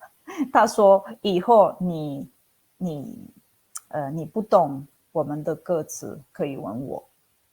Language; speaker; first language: Chinese; non-native, fluent; Italian